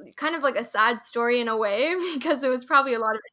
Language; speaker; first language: English; early bilingual, other home language; Hindi